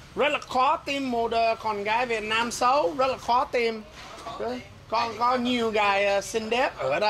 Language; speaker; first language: Vietnamese; non-native, learner; English